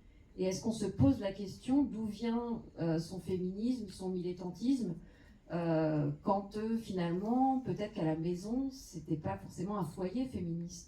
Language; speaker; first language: French; native; French